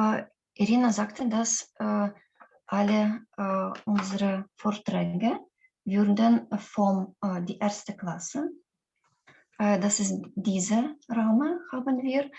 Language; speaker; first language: German; non-native, learner; Russian